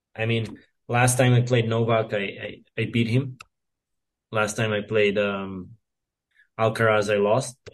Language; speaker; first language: English; non-native, fluent; Serbian